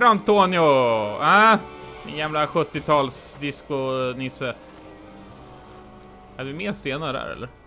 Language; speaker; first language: Swedish; native; Swedish